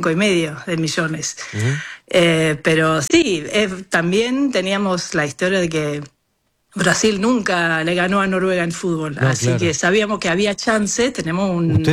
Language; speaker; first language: Spanish; non-native, fluent; Norwegian